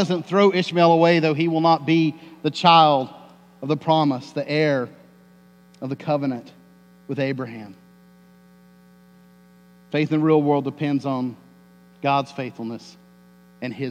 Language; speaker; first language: English; native; English